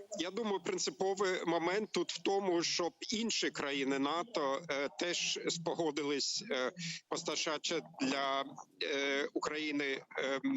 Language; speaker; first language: Ukrainian; non-native, learner; German